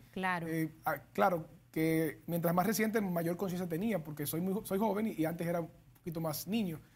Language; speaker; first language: Spanish; native; Spanish